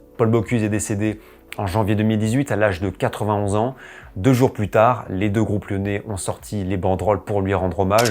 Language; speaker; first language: French; native; French